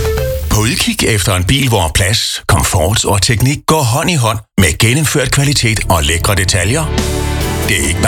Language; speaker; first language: Danish; native; Danish